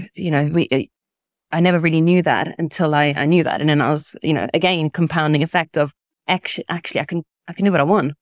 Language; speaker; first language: English; early bilingual, other home language; Italian